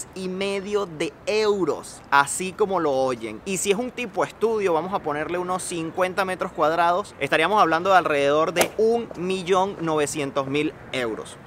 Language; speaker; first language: Spanish; native; Spanish